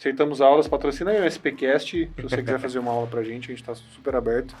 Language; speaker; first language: Portuguese; native; Portuguese